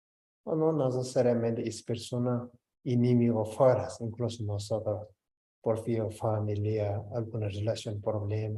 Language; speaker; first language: Spanish; non-native, learner; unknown